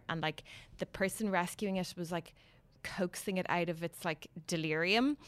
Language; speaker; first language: English; native; English